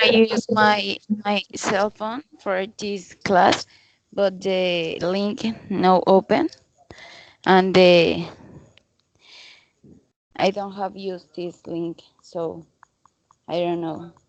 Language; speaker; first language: English; non-native, learner; Spanish